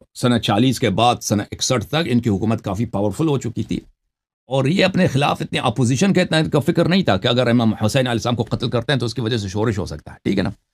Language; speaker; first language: Urdu; non-native, local second language; Balti